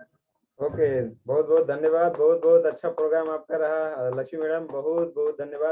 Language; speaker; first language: Hindi; native; Hindi